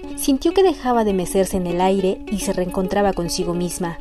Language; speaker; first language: Spanish; native; Spanish